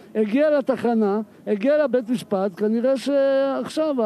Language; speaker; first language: Hebrew; native; Hebrew